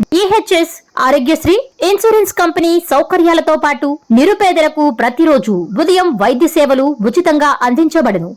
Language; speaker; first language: Telugu; native; Telugu